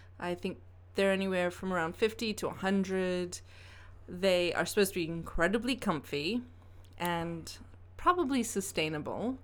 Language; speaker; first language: English; native; English